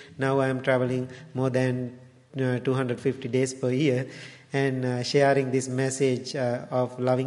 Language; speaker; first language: English; non-native, local second language; Sinhala